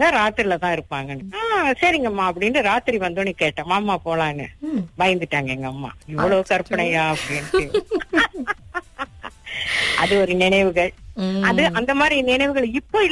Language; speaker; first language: Tamil; early bilingual, heritage; Tamil